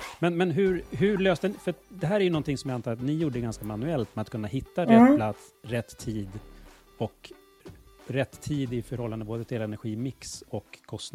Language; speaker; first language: Swedish; native; Swedish